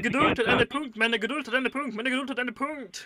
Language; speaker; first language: German; native; German